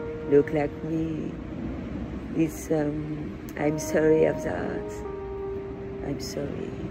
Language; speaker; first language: English; non-native, learner; French